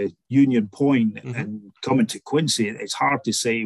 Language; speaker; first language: English; native; English